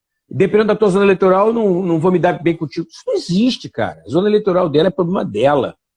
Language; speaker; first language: Portuguese; native; Portuguese